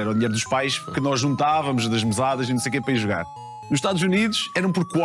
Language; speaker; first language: Portuguese; native; Portuguese